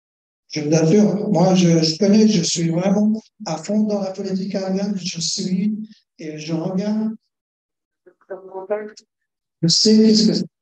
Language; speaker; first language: French; non-native, fluent; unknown